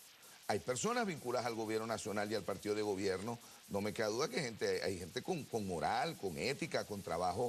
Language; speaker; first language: Spanish; native; Spanish